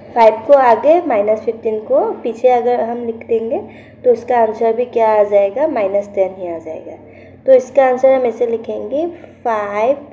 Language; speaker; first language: Hindi; non-native, local second language; Assamese